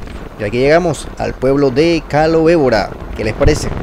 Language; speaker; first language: Spanish; native; Spanish